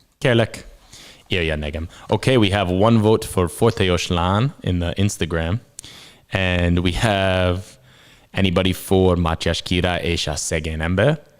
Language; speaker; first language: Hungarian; non-native, learner; English